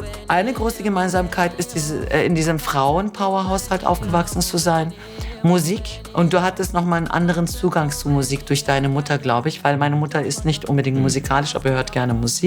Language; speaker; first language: German; native; German